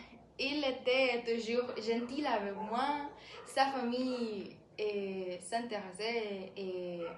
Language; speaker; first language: French; non-native, learner; Spanish